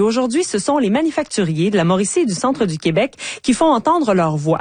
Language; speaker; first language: French; native; French